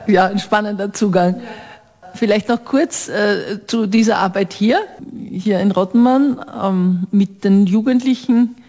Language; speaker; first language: German; native; German